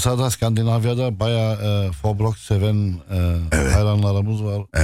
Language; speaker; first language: Turkish; non-native, local second language; Arabic